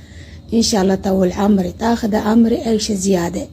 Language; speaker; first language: Arabic; non-native, learner; Sinhala